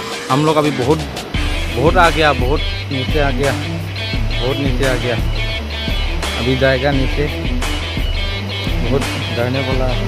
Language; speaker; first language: Hindi; non-native, local second language; Assamese